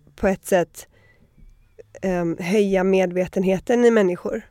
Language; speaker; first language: Swedish; early bilingual, heritage; Swedish